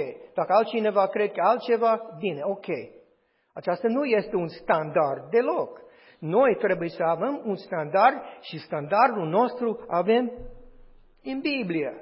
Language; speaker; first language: Romanian; non-native, fluent; English